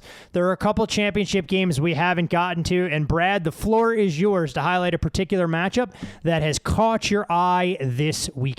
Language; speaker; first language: English; native; English